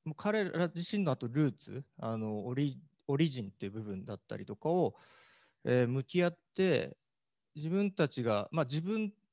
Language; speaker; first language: Japanese; native; Japanese